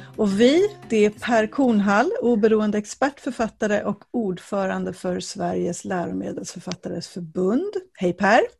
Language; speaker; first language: Swedish; native; Swedish